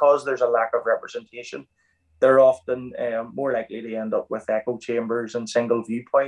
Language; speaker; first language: English; native; English